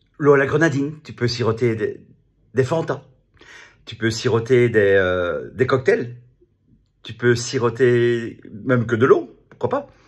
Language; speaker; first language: French; native; French